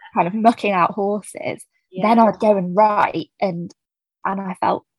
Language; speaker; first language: English; native; English